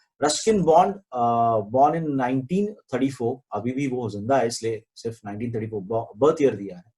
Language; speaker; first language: Hindi; non-native, local second language; Marathi